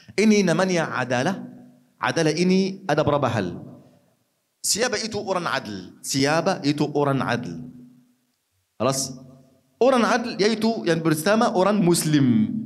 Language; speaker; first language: Malay; non-native, fluent; Arabic